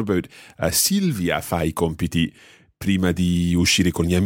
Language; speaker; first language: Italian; non-native, fluent; English